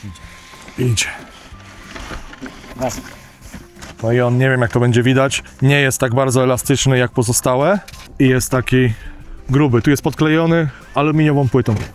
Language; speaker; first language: Polish; native; Polish